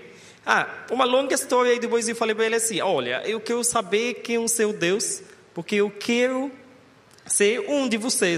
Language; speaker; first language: Portuguese; non-native, learner; Arabic